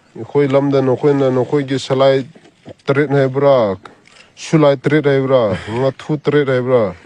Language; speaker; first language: Manipuri; non-native, local second language; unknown